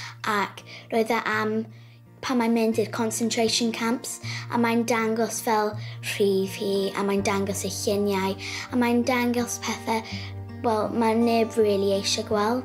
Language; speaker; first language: Welsh; non-native, local second language; English